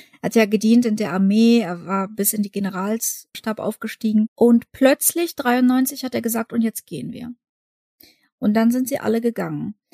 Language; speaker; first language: German; early bilingual, other home language; Russian